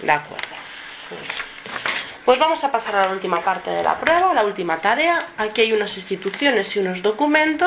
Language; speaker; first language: Spanish; native; Spanish